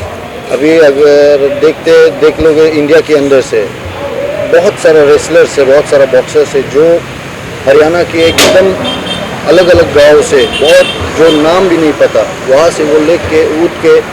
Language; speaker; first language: Hindi; non-native, fluent; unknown